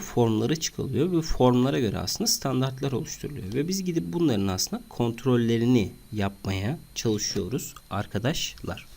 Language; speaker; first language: Turkish; native; Turkish